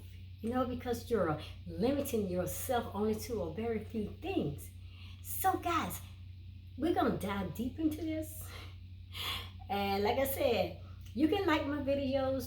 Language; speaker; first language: English; native; English